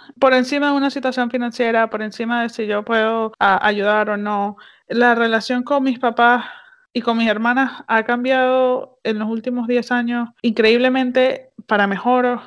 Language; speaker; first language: Spanish; native; Spanish